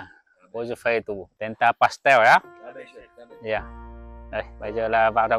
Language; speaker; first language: Portuguese; non-native, learner; Vietnamese